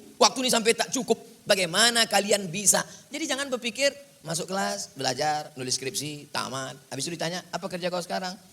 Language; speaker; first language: Indonesian; native; Indonesian